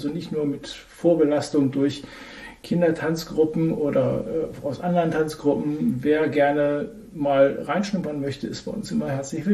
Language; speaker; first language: German; native; German